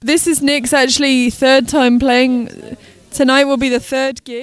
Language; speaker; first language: English; native; English